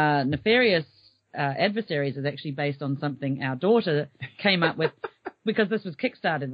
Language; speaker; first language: English; native; English